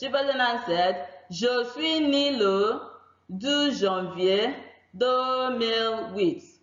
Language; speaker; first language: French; non-native, fluent; Igbo